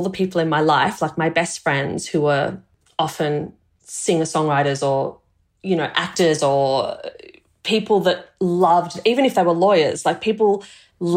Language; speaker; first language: English; native; English